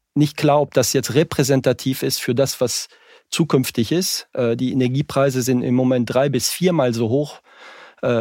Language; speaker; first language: German; non-native, fluent; French